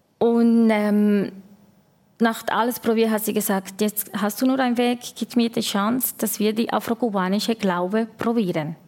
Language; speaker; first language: German; non-native, fluent; Spanish